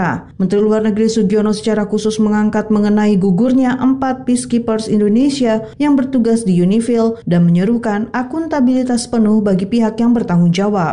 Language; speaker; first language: Indonesian; native; Indonesian